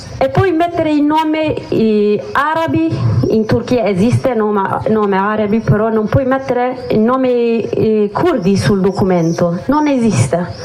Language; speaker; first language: Italian; non-native, learner; Kurdish